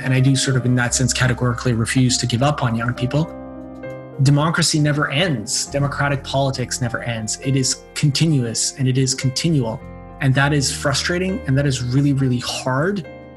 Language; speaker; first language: English; non-native, fluent; Bosnian